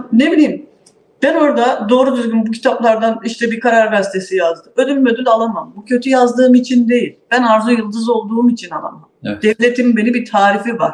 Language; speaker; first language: Turkish; native; Turkish